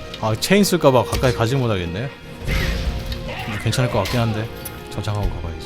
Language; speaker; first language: Korean; native; Korean